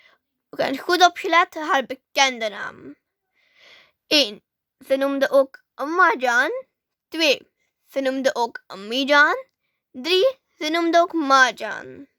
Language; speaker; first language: Dutch; early bilingual, other home language; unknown